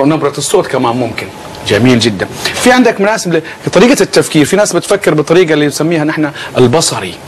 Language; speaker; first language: Arabic; native; Arabic